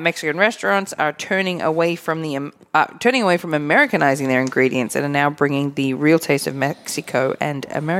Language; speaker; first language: English; native; English